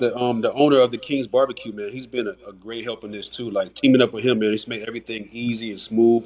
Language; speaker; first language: English; native; English